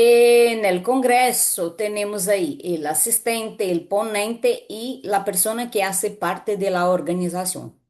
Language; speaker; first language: Spanish; non-native, fluent; Portuguese